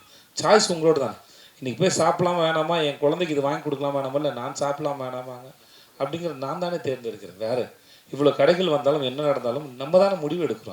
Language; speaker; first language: Tamil; native; Tamil